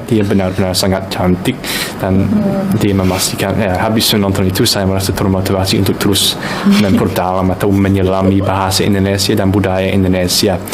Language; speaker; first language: Indonesian; non-native, fluent; English